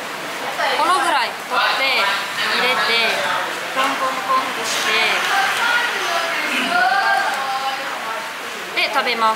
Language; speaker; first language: Japanese; non-native, fluent; Vietnamese